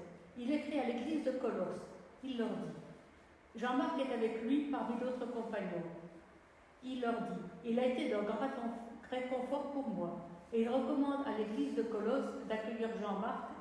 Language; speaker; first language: French; native; French